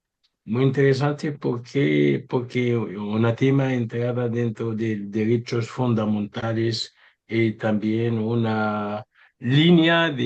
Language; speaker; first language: Spanish; non-native, learner; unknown